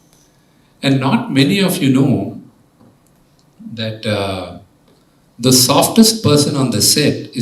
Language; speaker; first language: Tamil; non-native, local second language; Telugu